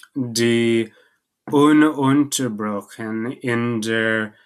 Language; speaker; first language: German; non-native, learner; English